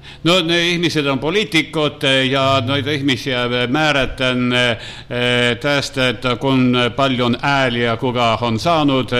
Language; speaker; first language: Finnish; non-native, learner; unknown